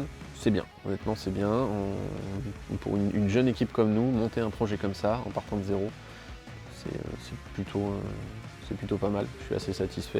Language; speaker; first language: French; native; French